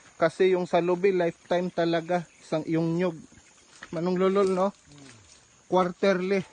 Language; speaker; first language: Filipino; non-native, local second language; Cebuano